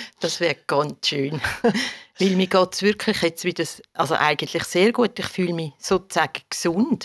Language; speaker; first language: German; native; German